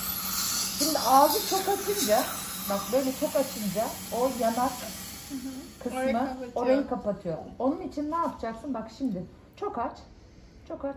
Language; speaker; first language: Turkish; native; Turkish